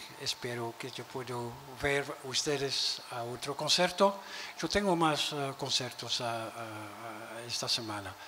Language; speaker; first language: Spanish; non-native, learner; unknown